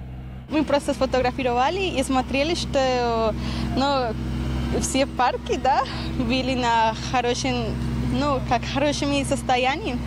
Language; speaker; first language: Russian; non-native, learner; Spanish